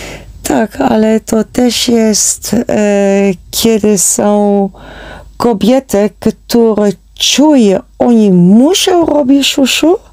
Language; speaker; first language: Polish; non-native, learner; Dutch